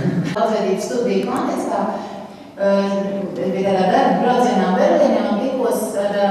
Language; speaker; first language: Latvian; native; Latvian